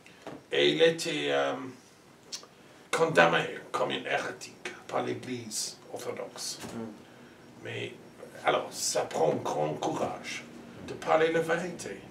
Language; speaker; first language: French; non-native, learner; English